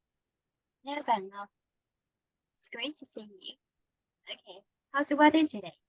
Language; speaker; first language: English; non-native, fluent; Vietnamese